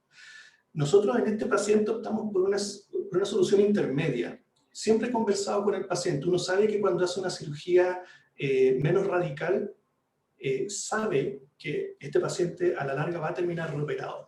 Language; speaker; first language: Spanish; native; Spanish